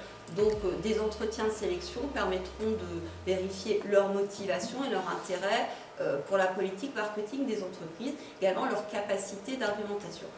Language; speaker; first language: French; native; French